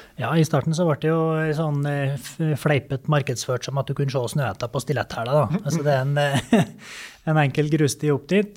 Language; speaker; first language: Norwegian; native; Norwegian